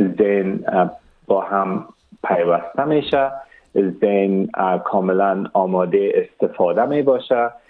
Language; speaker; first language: Persian; early bilingual, heritage; Persian